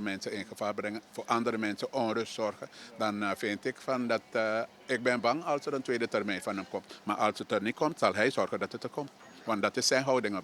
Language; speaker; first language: Dutch; native; Dutch